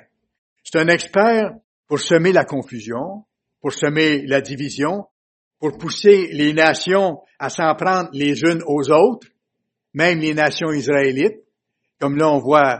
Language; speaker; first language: French; native; French